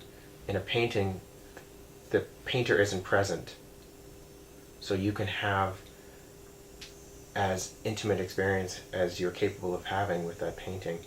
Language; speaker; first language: English; native; English